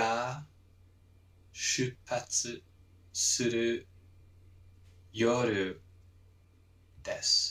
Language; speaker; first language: Japanese; non-native, learner; English